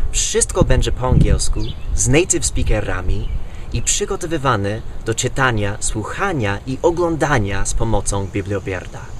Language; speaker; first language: Polish; non-native, fluent; English